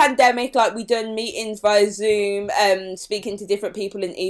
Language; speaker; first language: English; native; English